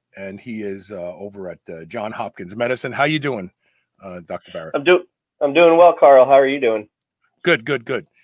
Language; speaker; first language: English; native; English